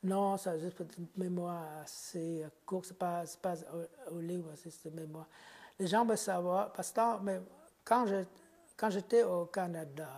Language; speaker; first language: French; non-native, fluent; Khmer